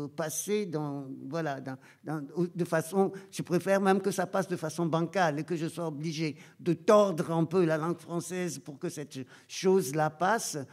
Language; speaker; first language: French; non-native, local second language; Ewe